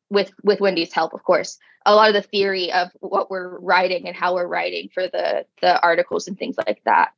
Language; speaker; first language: English; native; English